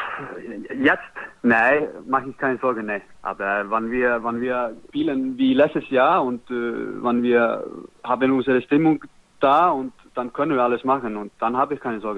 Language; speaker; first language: German; non-native, learner; Icelandic